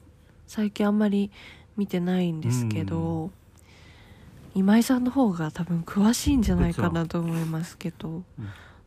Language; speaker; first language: Japanese; native; Japanese